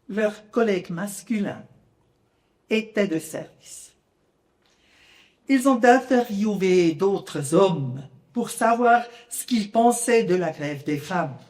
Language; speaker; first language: French; non-native, local second language; German